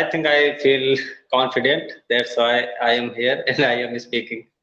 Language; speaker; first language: English; non-native, learner; Hindi